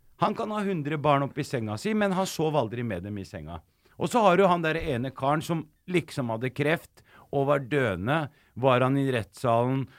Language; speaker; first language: Norwegian; early bilingual, other home language; Arabic